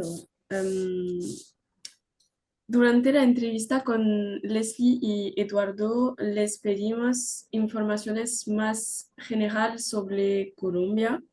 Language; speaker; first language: Spanish; non-native, learner; French